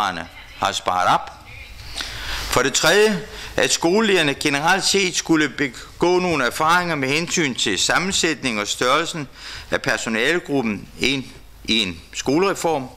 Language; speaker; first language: Danish; native; Danish